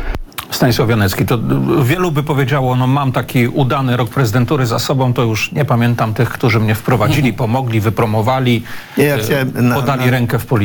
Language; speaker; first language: Polish; native; Polish